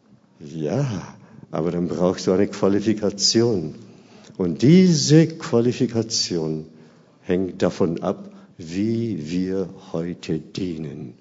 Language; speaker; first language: German; non-native, fluent; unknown